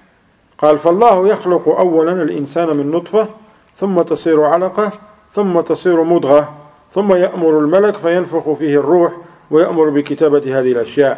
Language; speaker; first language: Arabic; non-native, fluent; English